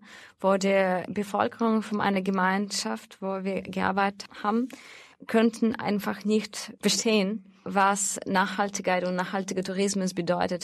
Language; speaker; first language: German; non-native, fluent; Russian